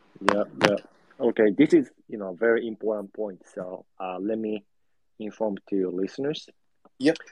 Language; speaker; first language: English; non-native, learner; Japanese